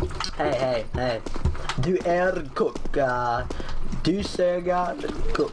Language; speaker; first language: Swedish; non-native, learner; English